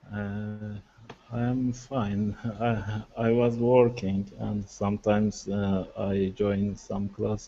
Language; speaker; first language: English; non-native, learner; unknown